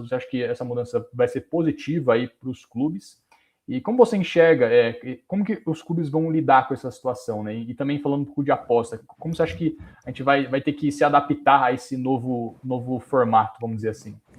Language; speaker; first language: Portuguese; native; Portuguese